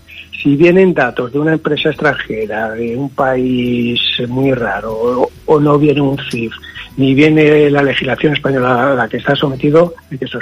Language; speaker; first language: Spanish; native; Spanish